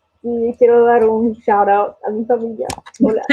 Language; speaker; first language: Spanish; non-native, fluent; English